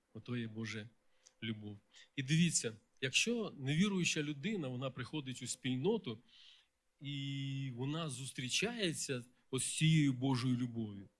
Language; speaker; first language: Ukrainian; non-native, local second language; Russian